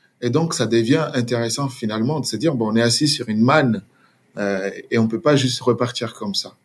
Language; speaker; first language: French; non-native, local second language; Swahili